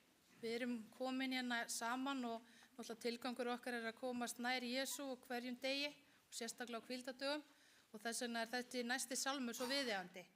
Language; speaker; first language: Icelandic; non-native, fluent; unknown